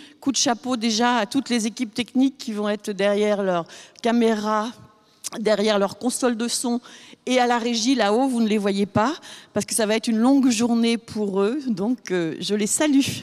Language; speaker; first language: French; native; French